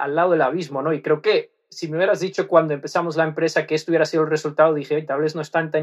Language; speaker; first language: Spanish; non-native, fluent; Dutch